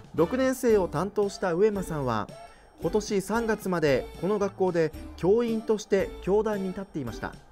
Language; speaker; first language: Japanese; native; Japanese